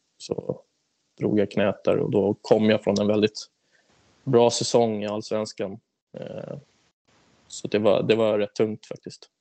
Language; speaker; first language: Swedish; native; Swedish